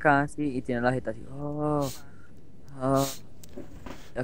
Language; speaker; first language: Spanish; native; Spanish